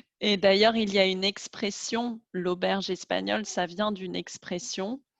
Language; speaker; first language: French; native; French